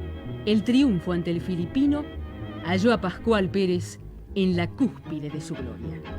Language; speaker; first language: Spanish; native; Spanish